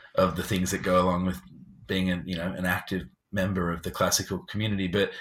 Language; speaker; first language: English; native; English